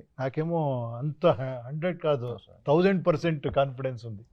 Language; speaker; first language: Telugu; non-native, local second language; Kannada